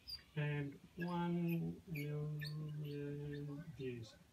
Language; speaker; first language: English; native; English